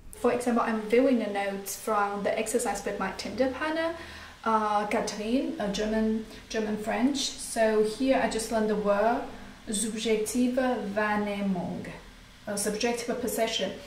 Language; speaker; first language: English; non-native, fluent; Chinese